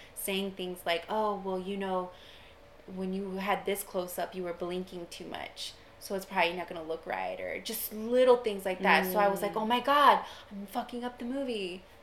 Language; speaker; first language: English; native; English